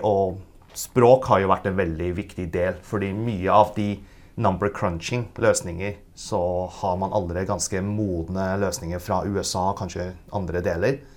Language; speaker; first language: Norwegian; early bilingual, other home language; Cantonese